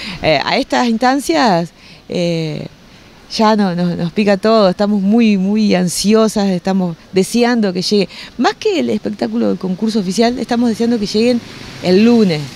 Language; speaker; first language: Spanish; native; Spanish